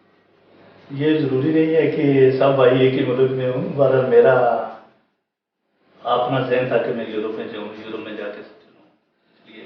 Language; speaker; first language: Urdu; non-native, local second language; Pahari-Potwari